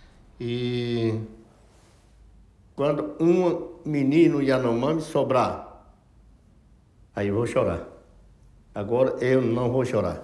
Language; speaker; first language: Portuguese; non-native, local second language; Yanomámi